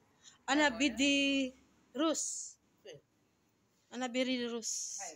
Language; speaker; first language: Arabic; non-native, learner; Filipino